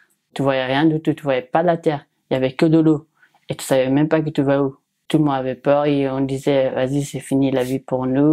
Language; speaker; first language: French; non-native, learner; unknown